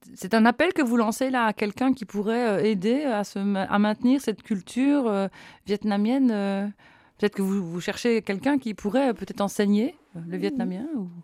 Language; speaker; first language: French; native; French